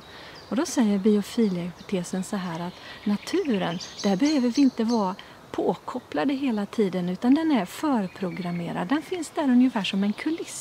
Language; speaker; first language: Swedish; native; Swedish